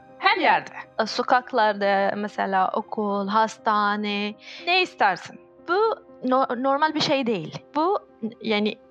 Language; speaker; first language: Turkish; non-native, learner; Arabic